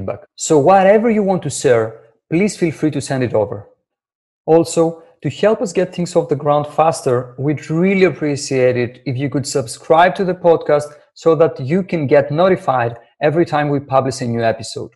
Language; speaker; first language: English; non-native, fluent; Greek